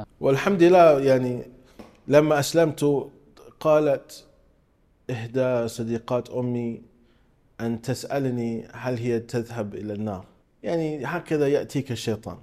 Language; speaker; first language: Arabic; non-native, fluent; English